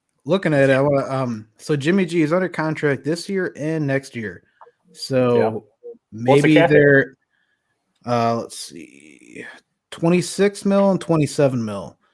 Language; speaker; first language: English; native; English